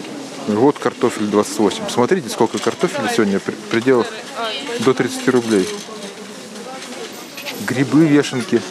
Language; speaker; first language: Russian; native; Russian